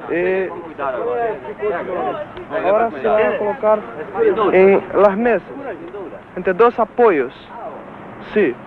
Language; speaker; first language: Spanish; non-native, learner; Portuguese